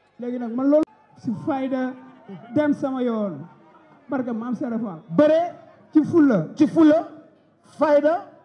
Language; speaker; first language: Wolof; non-native, local second language; Serer